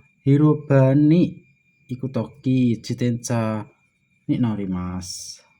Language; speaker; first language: Japanese; non-native, learner; Indonesian